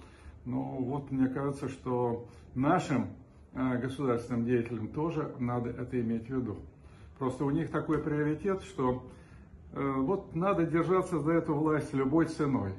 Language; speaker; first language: Russian; native; Russian